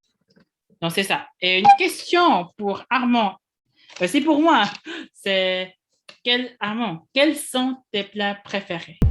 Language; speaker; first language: French; non-native, fluent; Indonesian